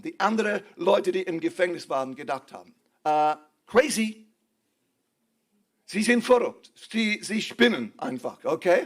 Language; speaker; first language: German; non-native, fluent; English